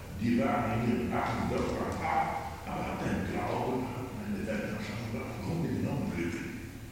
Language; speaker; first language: German; non-native, fluent; Polish